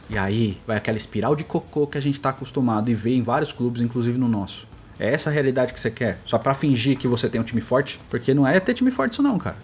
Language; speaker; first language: Portuguese; native; Portuguese